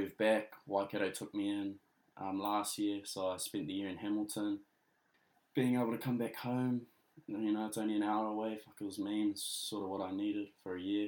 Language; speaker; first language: English; native; English